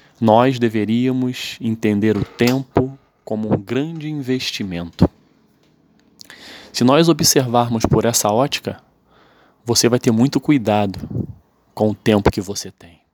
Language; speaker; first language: Portuguese; native; Portuguese